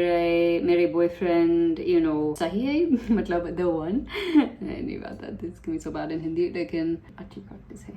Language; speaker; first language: Hindi; non-native, learner; English